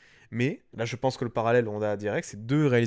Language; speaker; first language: French; native; French